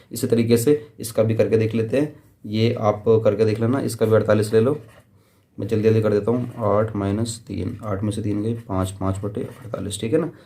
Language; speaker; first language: Hindi; native; Hindi